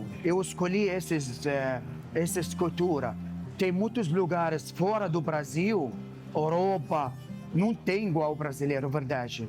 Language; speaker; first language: Portuguese; non-native, learner; Arabic